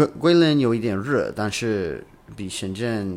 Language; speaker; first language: Chinese; non-native, learner; English